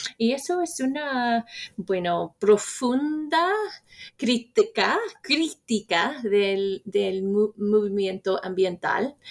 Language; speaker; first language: Spanish; non-native, fluent; English